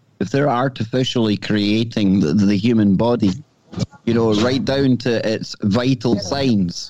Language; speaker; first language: English; native; English